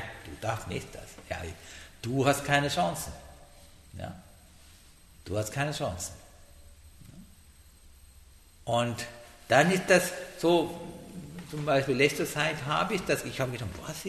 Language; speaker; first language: German; non-native, learner; Sinhala